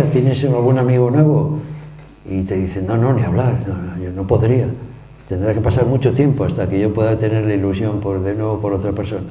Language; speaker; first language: Spanish; native; Spanish